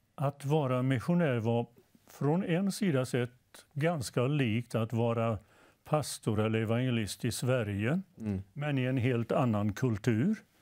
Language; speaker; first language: Swedish; native; Swedish